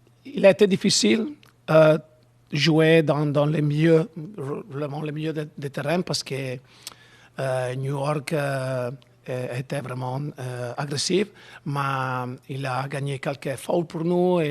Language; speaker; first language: French; non-native, learner; Italian